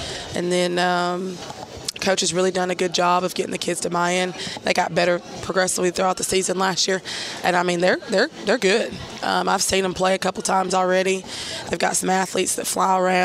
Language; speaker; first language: English; native; English